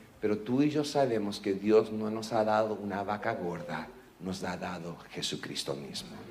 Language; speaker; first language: Spanish; non-native, local second language; English